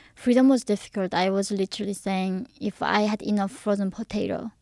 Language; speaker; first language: English; early bilingual, other home language; Korean